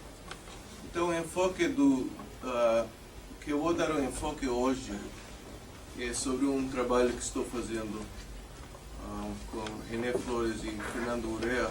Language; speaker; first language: Portuguese; non-native, fluent; English